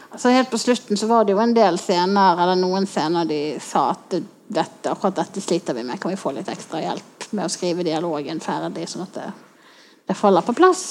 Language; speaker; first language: Norwegian; native; Norwegian